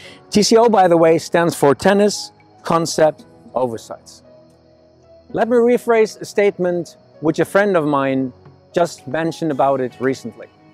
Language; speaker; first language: English; non-native, fluent; German